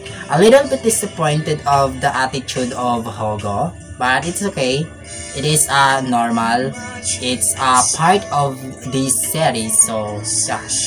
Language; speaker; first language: English; non-native, local second language; Filipino